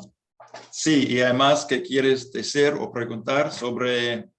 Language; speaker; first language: Spanish; non-native, fluent; English